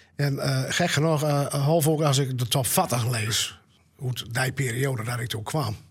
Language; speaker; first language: Dutch; native; Dutch